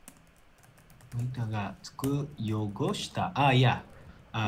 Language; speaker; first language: Japanese; non-native, learner; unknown